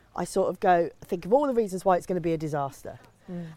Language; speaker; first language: English; native; English